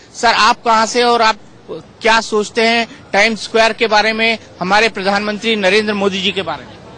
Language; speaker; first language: Hindi; native; Hindi